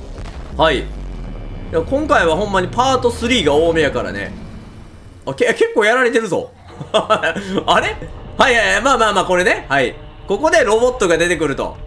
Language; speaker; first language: Japanese; native; Japanese